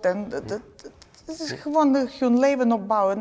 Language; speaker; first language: Dutch; non-native, learner; Ukrainian